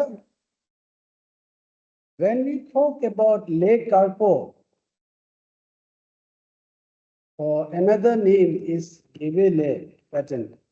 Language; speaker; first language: English; non-native, local second language; Tibetan